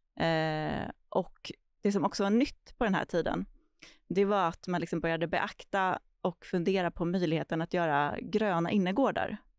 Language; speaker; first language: Swedish; native; Swedish